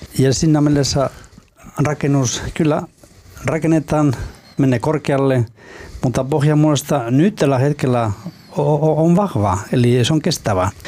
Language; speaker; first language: Finnish; non-native, fluent; Spanish